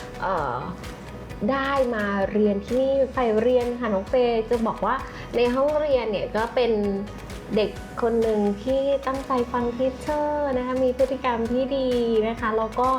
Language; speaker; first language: Thai; native; Thai